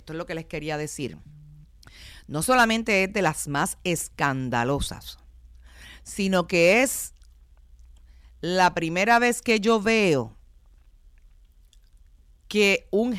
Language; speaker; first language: Spanish; native; Spanish